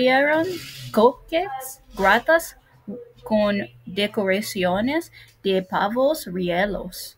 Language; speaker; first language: Spanish; non-native, learner; English